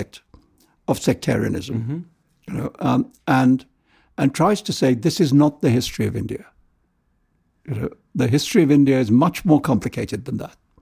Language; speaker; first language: English; non-native, local second language; Urdu